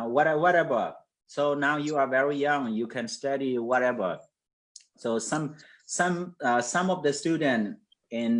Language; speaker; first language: English; non-native, fluent; Mon